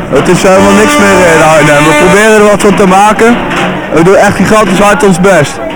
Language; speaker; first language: Dutch; native; Dutch